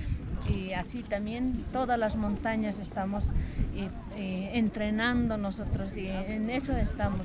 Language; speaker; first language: Spanish; non-native, local second language; Aymara